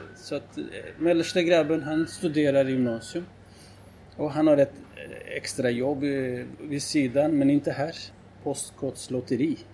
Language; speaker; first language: Swedish; non-native, fluent; Kurdish